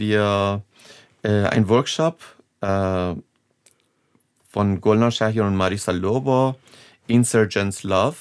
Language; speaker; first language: German; non-native, fluent; Persian